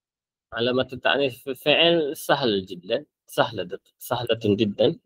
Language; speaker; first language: Arabic; non-native, fluent; Malay